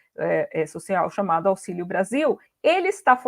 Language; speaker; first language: Portuguese; native; Portuguese